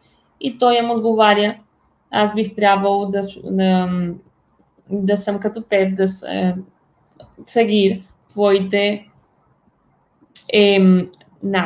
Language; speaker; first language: Bulgarian; non-native, fluent; Spanish